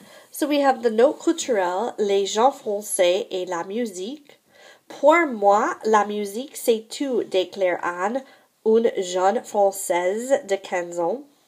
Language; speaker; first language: French; non-native, fluent; English